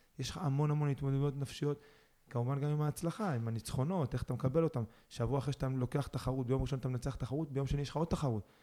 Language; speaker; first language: Hebrew; early bilingual, other home language; Spanish